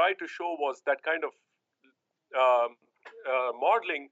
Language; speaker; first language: English; non-native, local second language; Tamil